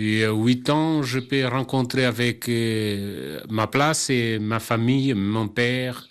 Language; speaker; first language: French; non-native, learner; Kabuverdianu